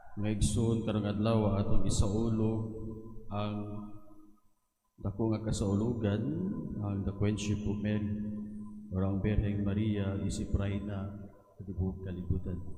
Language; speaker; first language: Cebuano; native; Cebuano